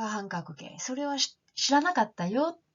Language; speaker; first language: Japanese; non-native, fluent; French